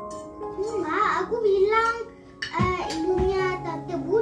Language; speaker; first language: Indonesian; early bilingual, heritage; Indonesian